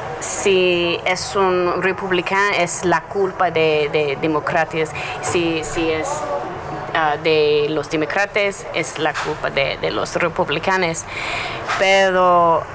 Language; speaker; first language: Spanish; non-native, learner; English